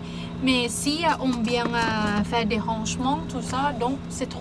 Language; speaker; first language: French; non-native, learner; Thai